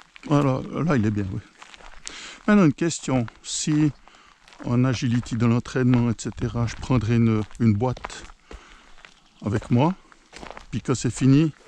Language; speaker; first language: French; native; French